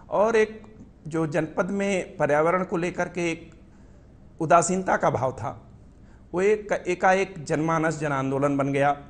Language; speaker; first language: Hindi; native; Hindi